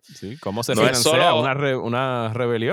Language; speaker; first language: Spanish; native; Spanish